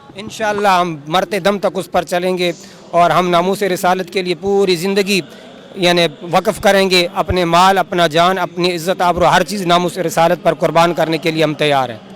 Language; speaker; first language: Urdu; non-native, local second language; Pahari-Potwari